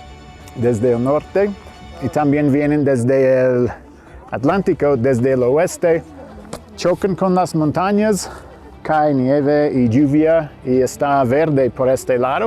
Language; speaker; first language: Spanish; non-native, fluent; English